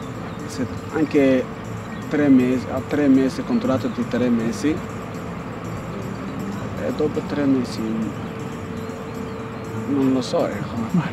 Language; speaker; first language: Italian; non-native, learner; Somali